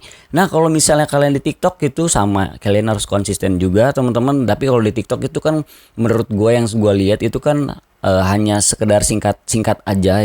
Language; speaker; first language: Indonesian; native; Indonesian